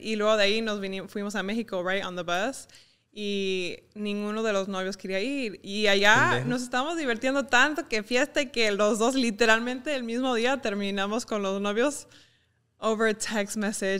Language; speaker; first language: Spanish; early bilingual, heritage; Spanish